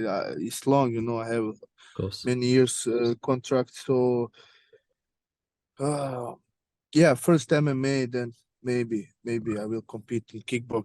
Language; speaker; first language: English; non-native, learner; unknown